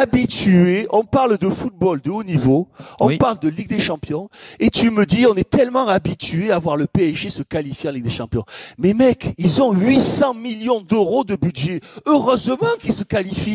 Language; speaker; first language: French; native; French